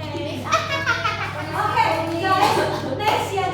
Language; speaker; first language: English; non-native, learner; Indonesian